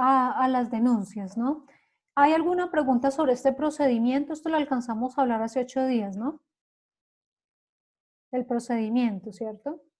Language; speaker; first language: Spanish; native; Spanish